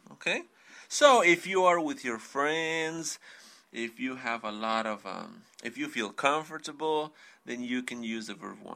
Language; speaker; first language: English; non-native, fluent; Spanish